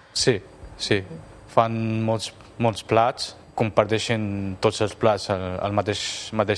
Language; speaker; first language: Catalan; non-native, fluent; Chinese